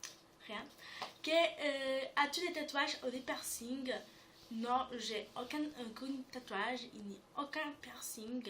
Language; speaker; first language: French; native; French